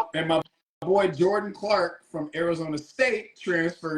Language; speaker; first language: English; native; English